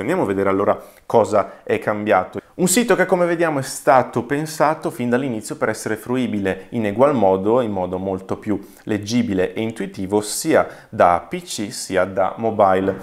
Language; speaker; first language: Italian; native; Italian